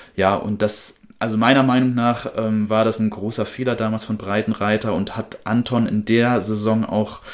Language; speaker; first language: German; native; German